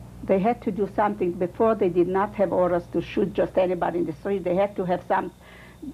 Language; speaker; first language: English; non-native, fluent; Russian